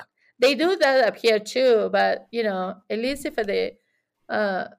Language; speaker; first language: English; non-native, fluent; Spanish